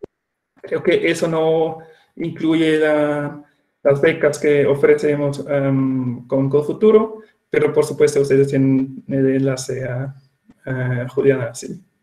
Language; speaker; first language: Spanish; non-native, fluent; Swiss German